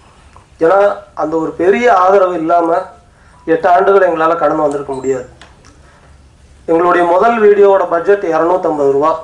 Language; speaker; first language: Tamil; native; Tamil